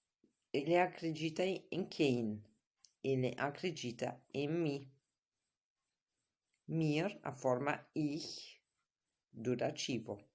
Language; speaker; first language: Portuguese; non-native, fluent; German